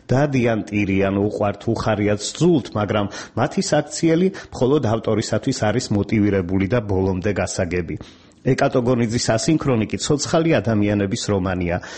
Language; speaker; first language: Georgian; native; Georgian